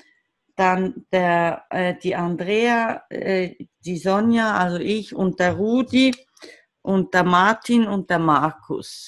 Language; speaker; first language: German; native; German